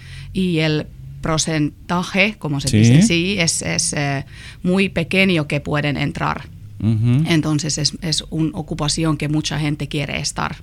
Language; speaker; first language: Spanish; non-native, learner; Finnish